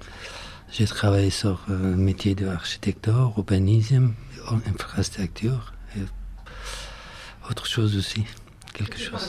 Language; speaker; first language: French; non-native, learner; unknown